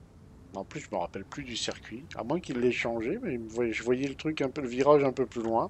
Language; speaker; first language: French; native; French